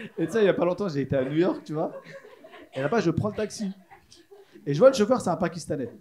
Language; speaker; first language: French; native; French